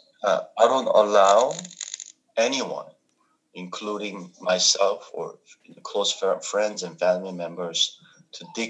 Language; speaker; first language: English; non-native, fluent; Korean